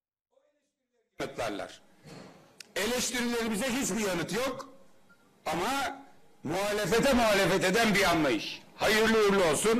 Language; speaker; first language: Turkish; native; Turkish